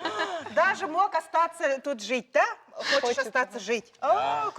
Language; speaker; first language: Russian; non-native, local second language; Yakut